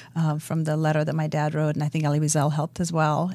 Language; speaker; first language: English; early bilingual, other home language; Romanian